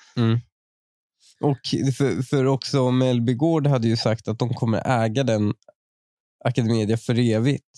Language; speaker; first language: Swedish; native; Swedish